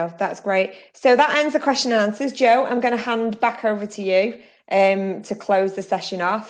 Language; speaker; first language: English; native; English